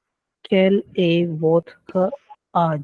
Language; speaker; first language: French; non-native, learner; Hindi